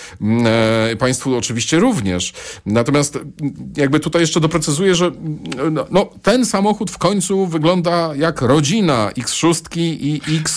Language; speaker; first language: Polish; native; Polish